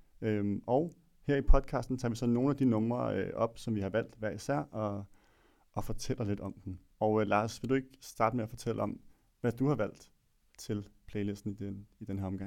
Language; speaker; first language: Danish; native; Danish